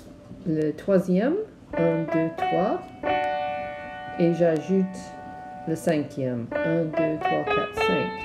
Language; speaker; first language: French; non-native, learner; English